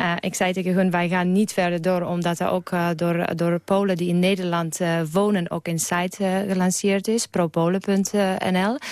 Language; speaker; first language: Dutch; non-native, fluent; Polish